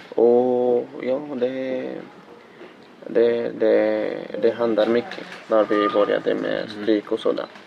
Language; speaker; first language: Swedish; non-native, learner; Arabic